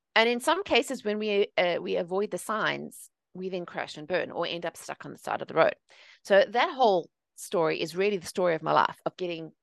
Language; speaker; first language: English; native; English